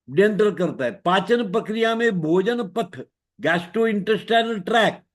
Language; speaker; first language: Hindi; non-native, local second language; Marathi